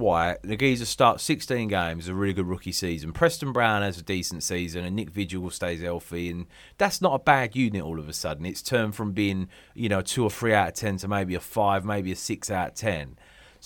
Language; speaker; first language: English; native; English